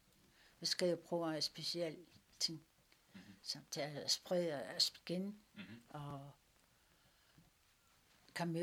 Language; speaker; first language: Danish; non-native, local second language; Kalaallisut